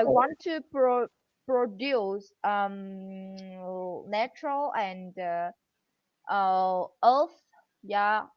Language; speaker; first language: English; non-native, learner; Vietnamese